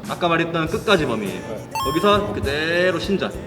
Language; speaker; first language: Korean; native; Korean